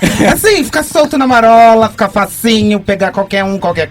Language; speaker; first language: Portuguese; native; Portuguese